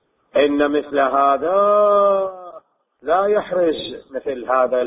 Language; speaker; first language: Arabic; native; Arabic